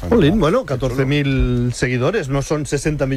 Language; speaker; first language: Spanish; native; Spanish